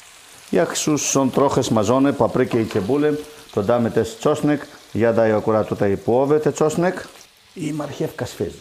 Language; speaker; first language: Polish; non-native, learner; Greek